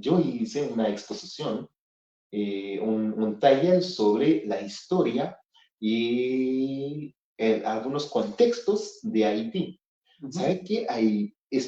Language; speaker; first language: Spanish; non-native, fluent; Haitian Creole